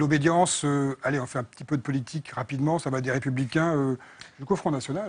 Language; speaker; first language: French; native; French